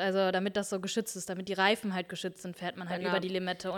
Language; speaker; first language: German; native; German